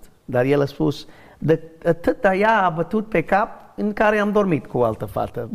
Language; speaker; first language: Romanian; non-native, learner; English